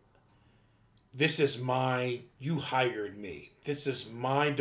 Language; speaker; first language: English; native; English